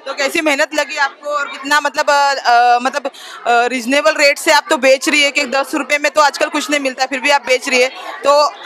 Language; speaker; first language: Hindi; non-native, local second language; Marathi